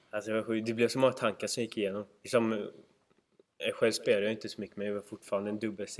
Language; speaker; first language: Swedish; native; Swedish